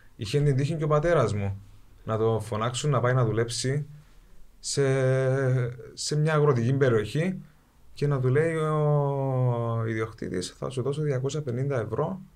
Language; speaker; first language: Greek; early bilingual, other home language; Kurdish